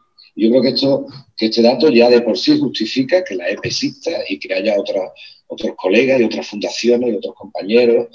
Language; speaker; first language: Spanish; native; Spanish